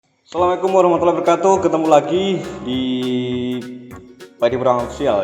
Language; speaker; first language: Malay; non-native, local second language; Javanese